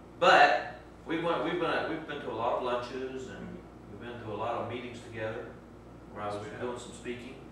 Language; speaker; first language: English; native; English